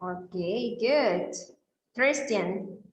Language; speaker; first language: English; non-native, fluent; Spanish